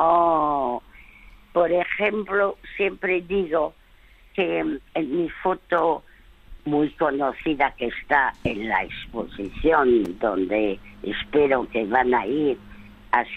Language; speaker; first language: Spanish; early bilingual, other home language; French